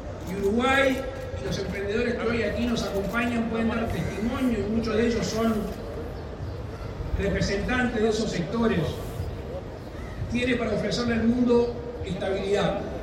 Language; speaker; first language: Spanish; native; Spanish